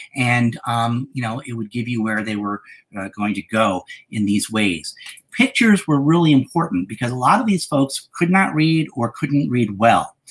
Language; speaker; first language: English; native; English